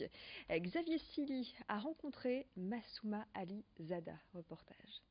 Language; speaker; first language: French; native; French